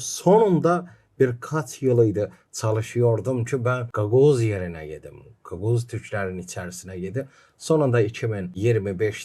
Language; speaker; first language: Turkish; non-native, fluent; Azerbaijani